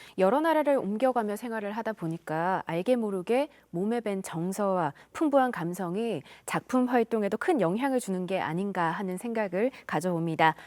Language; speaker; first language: Korean; native; Korean